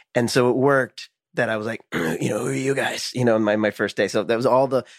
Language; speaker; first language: English; native; English